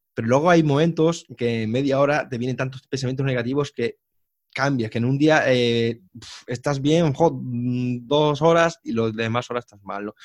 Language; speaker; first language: Spanish; native; Spanish